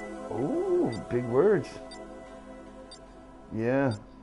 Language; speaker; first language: English; native; English